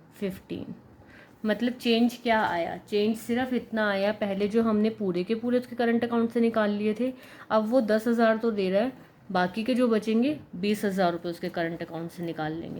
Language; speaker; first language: Hindi; native; Hindi